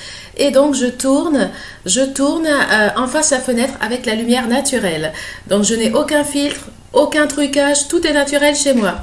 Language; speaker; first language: French; native; French